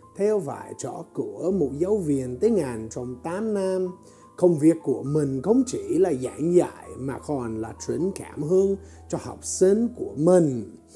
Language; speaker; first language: Vietnamese; non-native, fluent; English